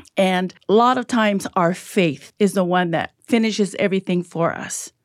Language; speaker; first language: English; early bilingual, other home language; Tongan